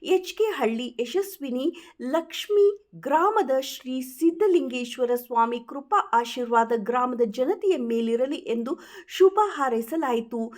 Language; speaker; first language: Kannada; native; Kannada